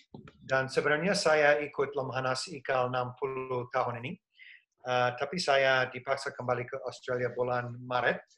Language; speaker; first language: Indonesian; non-native, fluent; English